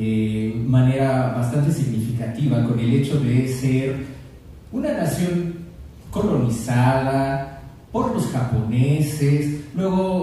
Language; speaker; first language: Spanish; native; Spanish